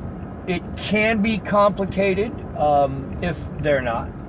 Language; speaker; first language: English; native; English